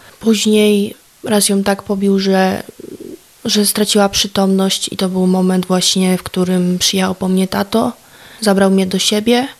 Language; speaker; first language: Polish; native; Polish